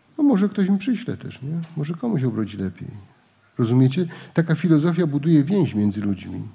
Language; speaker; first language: Polish; native; Polish